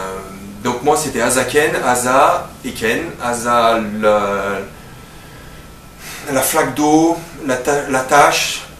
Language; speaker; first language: French; native; French